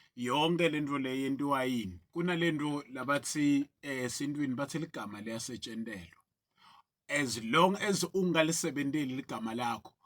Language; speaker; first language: Zulu; non-native, local second language; Swati